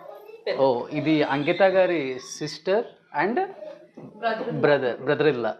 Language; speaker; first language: Telugu; native; Telugu